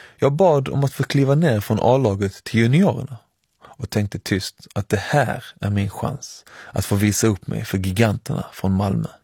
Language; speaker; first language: Swedish; early bilingual, other home language; Persian